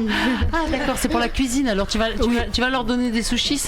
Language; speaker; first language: French; native; French